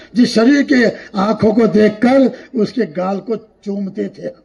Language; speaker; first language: Hindi; non-native, local second language; Marathi